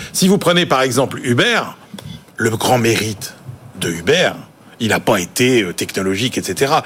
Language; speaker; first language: French; native; French